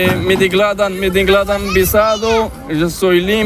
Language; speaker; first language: Spanish; non-native, learner; Arabic